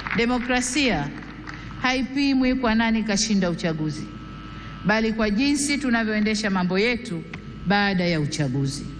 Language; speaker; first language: Swahili; native; Swahili